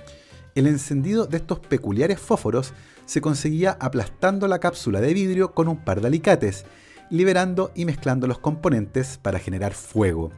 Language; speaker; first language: Spanish; native; Spanish